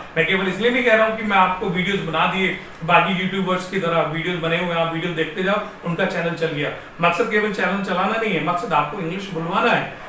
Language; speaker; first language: Hindi; native; Hindi